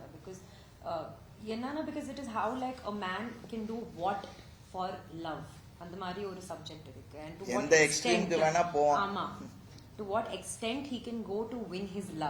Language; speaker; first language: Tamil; non-native, learner; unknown